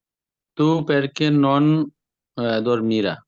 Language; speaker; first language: Italian; non-native, learner; Bangla